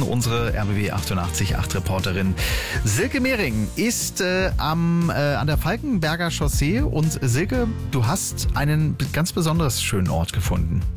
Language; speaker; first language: German; native; German